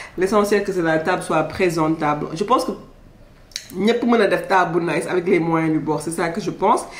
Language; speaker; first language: French; non-native, local second language; Wolof